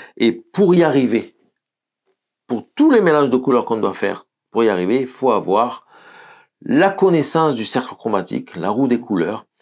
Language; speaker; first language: French; native; French